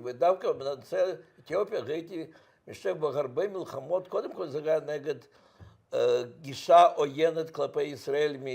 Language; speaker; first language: Hebrew; non-native, fluent; Russian